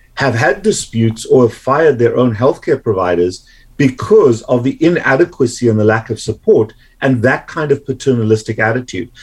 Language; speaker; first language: English; native; English